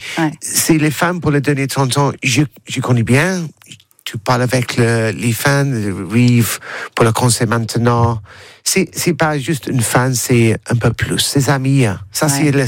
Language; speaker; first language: French; non-native, learner; English